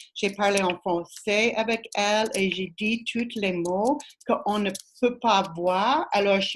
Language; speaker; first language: French; non-native, learner; English